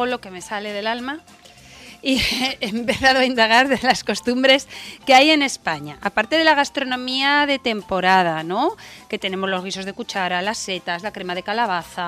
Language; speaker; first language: Spanish; native; Spanish